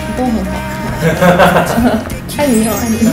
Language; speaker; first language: Chinese; native; Chinese